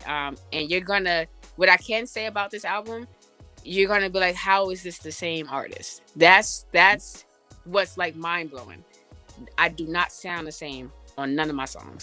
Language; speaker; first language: English; early bilingual, other home language; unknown